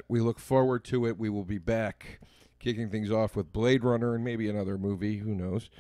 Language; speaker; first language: English; native; English